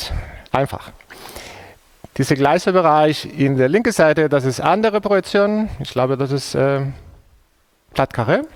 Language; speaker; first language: German; non-native, fluent; Spanish